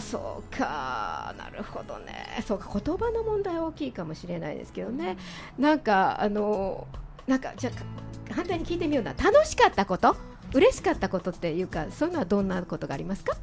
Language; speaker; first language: Japanese; native; Japanese